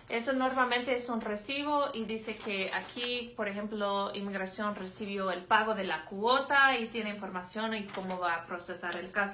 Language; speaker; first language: Spanish; non-native, fluent; English